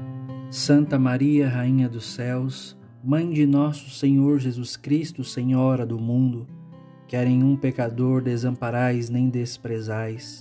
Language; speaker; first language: Portuguese; native; Portuguese